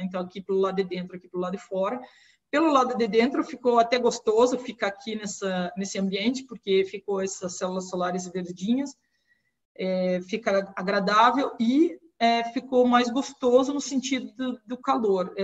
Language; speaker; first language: Portuguese; native; Portuguese